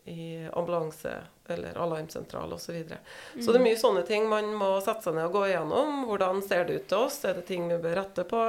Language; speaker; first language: Norwegian; native; Norwegian